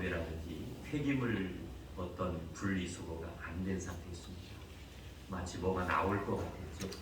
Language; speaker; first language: Korean; native; Korean